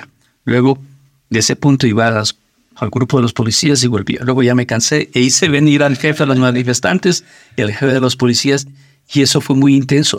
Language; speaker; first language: Spanish; native; Spanish